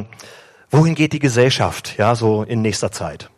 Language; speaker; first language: German; native; German